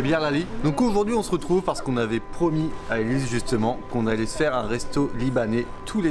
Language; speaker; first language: French; native; French